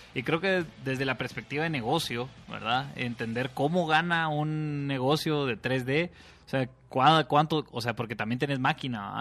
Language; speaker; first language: Spanish; native; Spanish